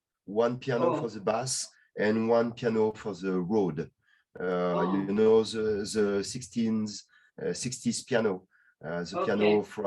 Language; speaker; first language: English; non-native, learner; French